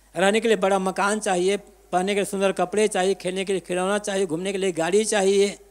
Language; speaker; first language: Hindi; native; Hindi